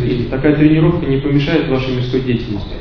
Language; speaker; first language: Russian; native; Russian